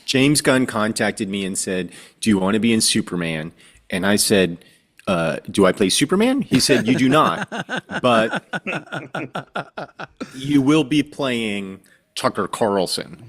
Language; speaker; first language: English; native; English